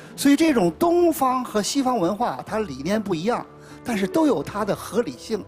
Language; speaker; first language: Chinese; native; Chinese